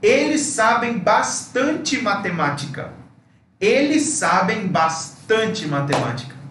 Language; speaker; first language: Portuguese; non-native, fluent; Spanish